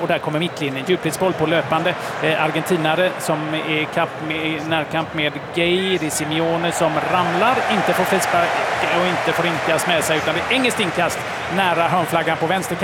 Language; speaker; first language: Swedish; native; Swedish